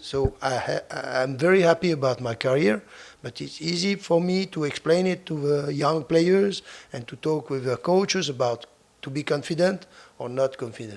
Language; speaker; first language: English; non-native, fluent; French